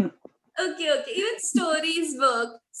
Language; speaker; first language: English; non-native, local second language; Hindi